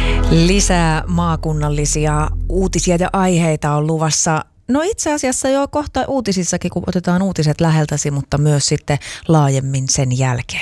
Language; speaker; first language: Finnish; native; Finnish